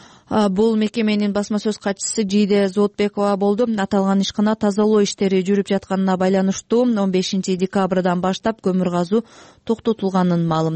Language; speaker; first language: Kyrgyz; native; Kyrgyz